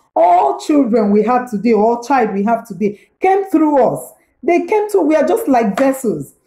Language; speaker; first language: English; non-native, local second language; Igbo